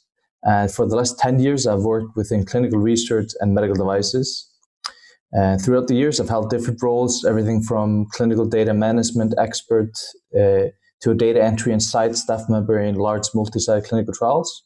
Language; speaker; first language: English; non-native, fluent; Danish